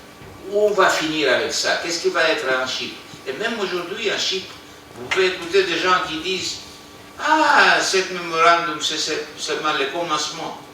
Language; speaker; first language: French; non-native, fluent; Greek